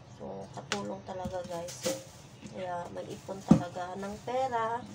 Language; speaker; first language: Filipino; non-native, local second language; Cebuano